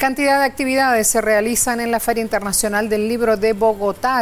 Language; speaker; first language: Spanish; native; Spanish